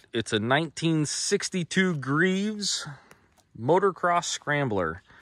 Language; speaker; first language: English; native; English